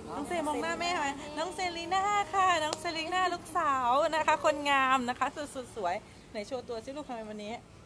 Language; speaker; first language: Thai; native; Thai